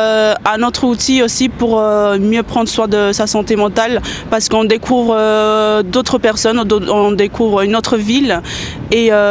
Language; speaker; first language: French; non-native, fluent; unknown